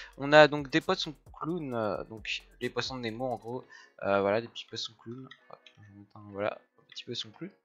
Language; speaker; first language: French; native; French